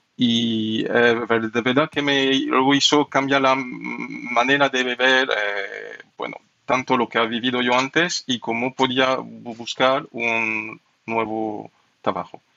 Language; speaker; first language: Spanish; non-native, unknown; French